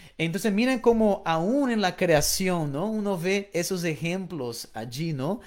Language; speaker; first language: Spanish; non-native, fluent; Portuguese